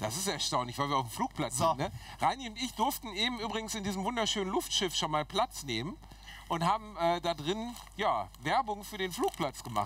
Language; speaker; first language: German; native; German